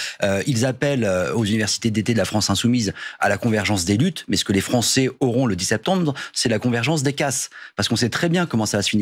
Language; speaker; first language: French; native; French